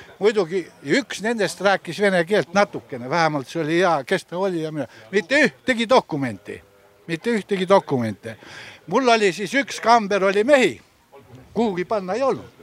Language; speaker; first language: Estonian; native; Estonian